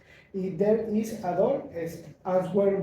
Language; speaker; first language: English; non-native, learner; Spanish